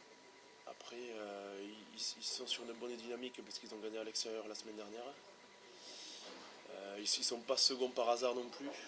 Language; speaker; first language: French; native; French